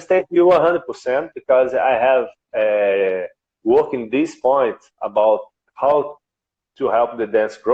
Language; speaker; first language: English; non-native, learner; Portuguese